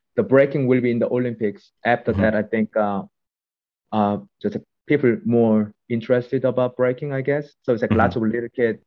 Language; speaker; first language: English; non-native, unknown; Korean